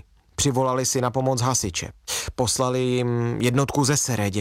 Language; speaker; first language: Czech; native; Czech